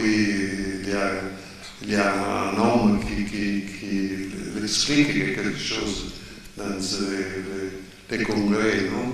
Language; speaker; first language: French; non-native, fluent; Italian